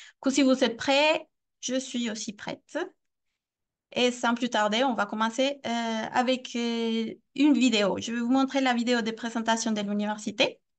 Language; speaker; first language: French; non-native, fluent; Spanish